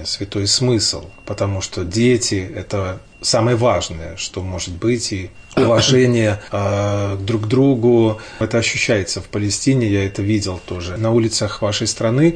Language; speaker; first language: Russian; native; Russian